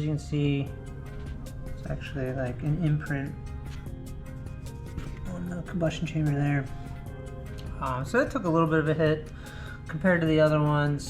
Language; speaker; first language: English; native; English